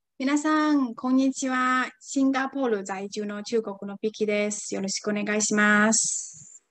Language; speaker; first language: Japanese; non-native, fluent; Chinese